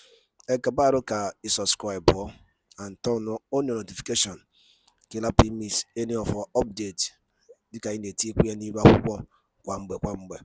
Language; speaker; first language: Igbo; native; Igbo